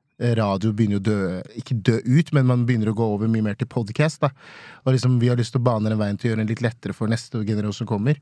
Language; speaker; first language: Norwegian; non-native, fluent; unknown